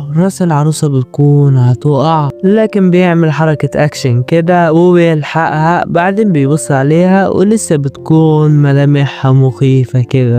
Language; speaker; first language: Arabic; native; Arabic